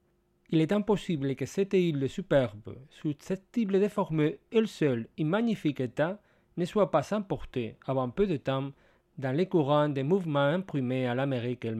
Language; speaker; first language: French; non-native, fluent; Spanish